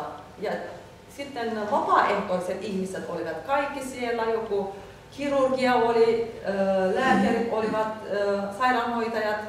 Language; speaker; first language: Finnish; non-native, fluent; Turkish